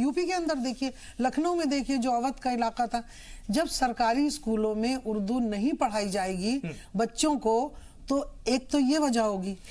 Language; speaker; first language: Hindi; native; Hindi